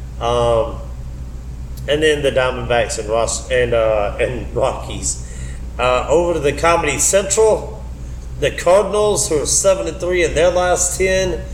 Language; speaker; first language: English; native; English